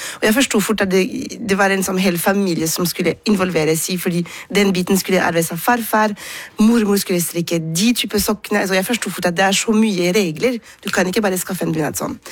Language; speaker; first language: Norwegian; non-native, fluent; French